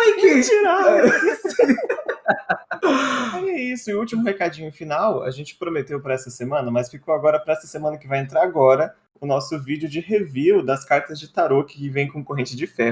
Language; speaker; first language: Portuguese; native; Portuguese